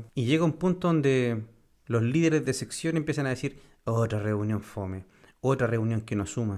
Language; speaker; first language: Spanish; native; Spanish